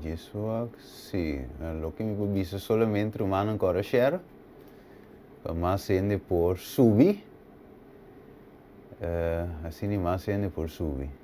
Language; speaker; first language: Dutch; non-native, local second language; Papiamento